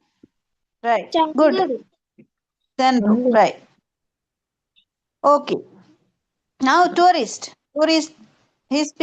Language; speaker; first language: English; non-native, local second language; Tamil